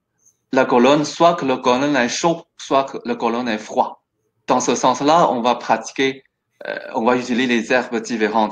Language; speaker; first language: French; non-native, fluent; Chinese